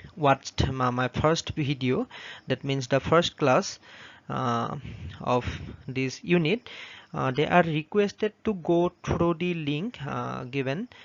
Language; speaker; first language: English; non-native, local second language; Assamese